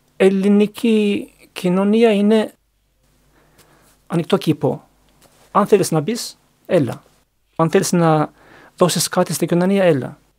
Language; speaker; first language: Greek; non-native, learner; Turkish